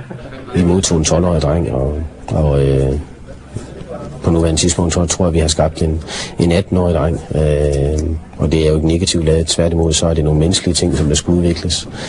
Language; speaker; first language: Danish; native; Danish